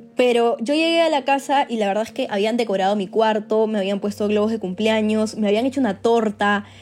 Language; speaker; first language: Spanish; native; Spanish